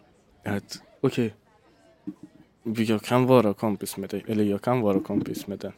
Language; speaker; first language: Swedish; non-native, learner; Persian